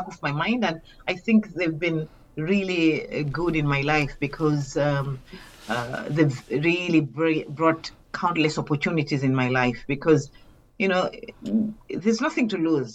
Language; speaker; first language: English; non-native, local second language; Swahili